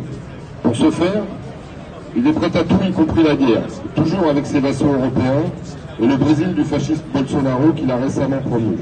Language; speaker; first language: French; native; French